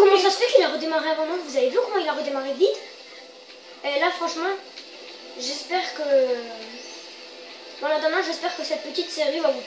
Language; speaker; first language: French; native; French